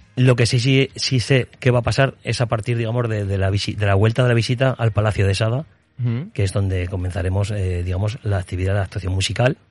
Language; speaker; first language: Spanish; native; Spanish